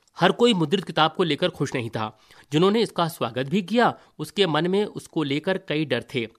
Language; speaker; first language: Hindi; native; Hindi